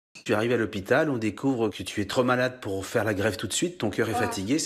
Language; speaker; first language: French; native; French